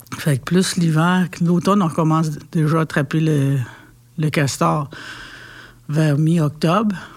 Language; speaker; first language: French; non-native, local second language; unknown